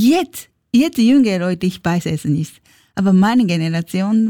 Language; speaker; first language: German; non-native, learner; Japanese